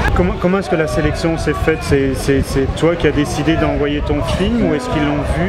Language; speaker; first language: French; native; French